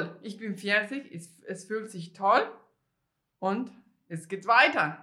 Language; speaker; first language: German; non-native, fluent; Spanish